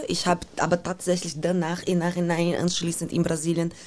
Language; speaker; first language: German; non-native, fluent; Portuguese